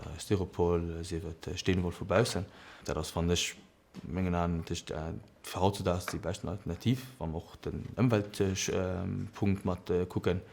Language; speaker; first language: Luxembourgish; early bilingual, other home language; Portuguese